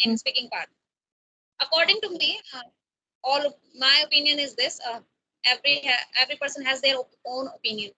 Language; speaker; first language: English; non-native, local second language; Hindi